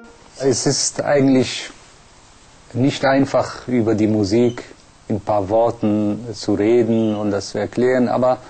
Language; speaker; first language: German; non-native, fluent; Persian